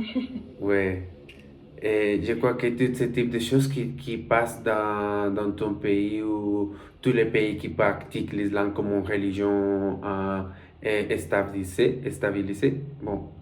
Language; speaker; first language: French; non-native, learner; Spanish